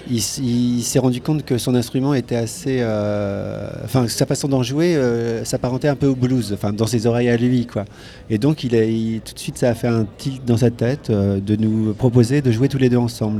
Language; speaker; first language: French; native; French